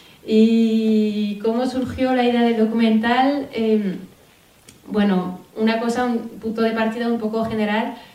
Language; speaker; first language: Spanish; non-native, fluent; French